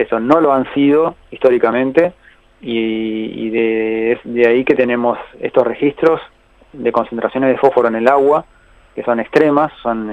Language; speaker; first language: Spanish; native; Spanish